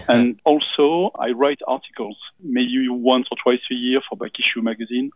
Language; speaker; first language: English; non-native, fluent; French